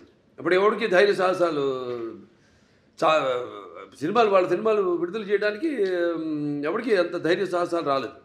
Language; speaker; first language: Telugu; native; Telugu